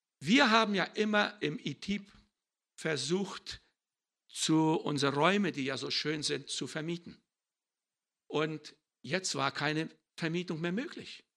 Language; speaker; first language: German; early bilingual, heritage; German